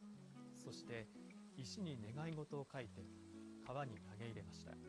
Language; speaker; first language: Japanese; native; Japanese